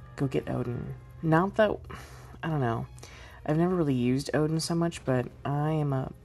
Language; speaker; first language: English; native; English